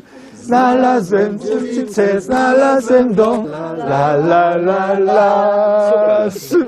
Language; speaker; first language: Polish; non-native, learner; Korean